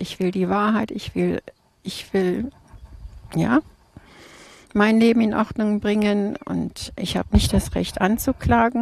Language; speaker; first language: German; native; German